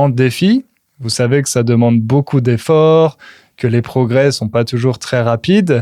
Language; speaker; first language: French; native; French